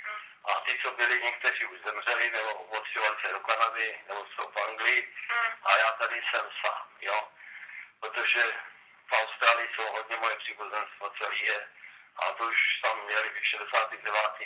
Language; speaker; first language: Czech; non-native, local second language; Romany